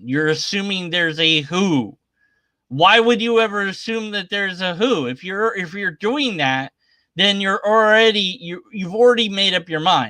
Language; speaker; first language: English; native; English